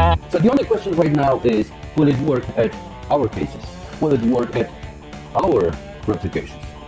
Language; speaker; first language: English; non-native, fluent; Polish